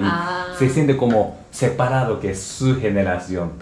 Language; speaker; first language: Spanish; non-native, learner; Japanese